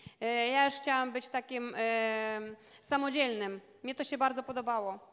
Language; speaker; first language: Polish; non-native, learner; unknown